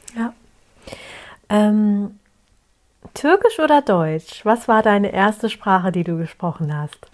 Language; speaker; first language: German; early bilingual, other home language; Turkish